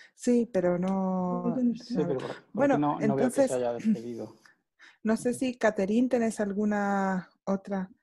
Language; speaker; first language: Spanish; native; Spanish